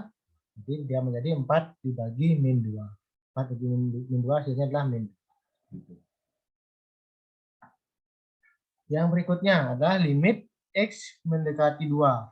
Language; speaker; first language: Indonesian; native; Indonesian